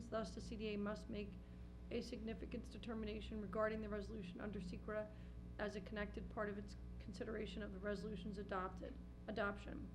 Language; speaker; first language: English; native; English